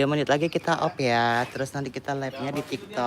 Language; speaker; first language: Indonesian; native; Indonesian